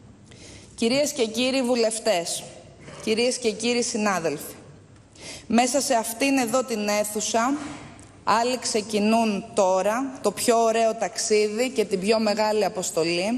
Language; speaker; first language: Greek; native; Greek